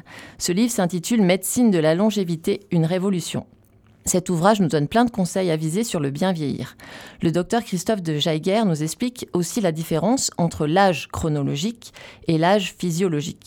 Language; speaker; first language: French; native; French